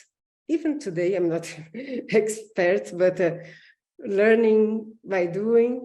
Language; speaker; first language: English; non-native, learner; Portuguese